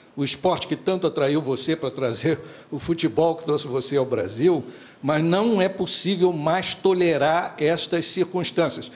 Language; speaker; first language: Portuguese; native; Portuguese